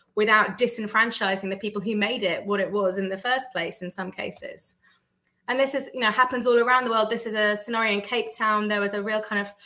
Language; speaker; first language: English; native; English